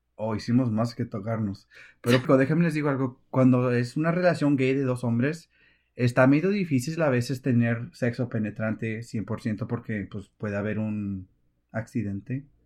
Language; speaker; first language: Spanish; early bilingual, heritage; Spanish